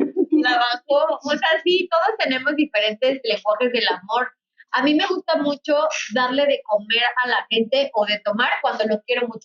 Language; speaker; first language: Spanish; native; Spanish